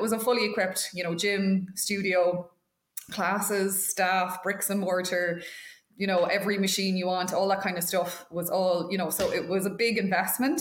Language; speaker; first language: English; native; English